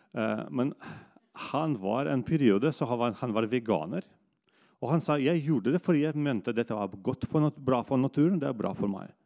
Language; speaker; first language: Norwegian; non-native, fluent; Russian